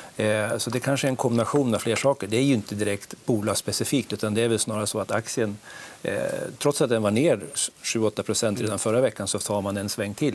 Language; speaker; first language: Swedish; native; Swedish